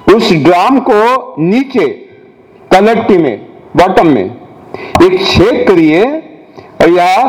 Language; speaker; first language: Hindi; non-native, local second language; Marathi